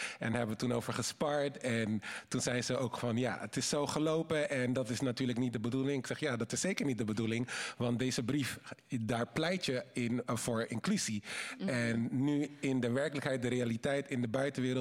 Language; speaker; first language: Dutch; native; Dutch